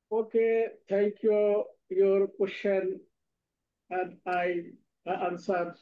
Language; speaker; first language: English; non-native, learner; Bangla